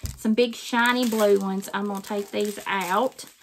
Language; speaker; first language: English; native; English